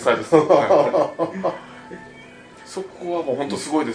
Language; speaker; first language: Japanese; native; Japanese